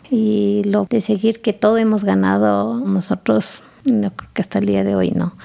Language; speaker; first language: Spanish; native; Spanish